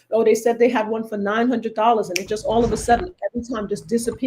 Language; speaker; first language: English; native; English